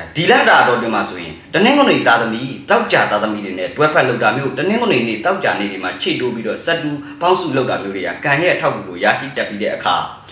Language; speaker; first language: Burmese; native; Burmese